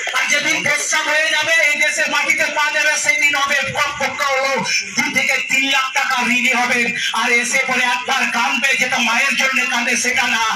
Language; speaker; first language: Bangla; non-native, local second language; Santali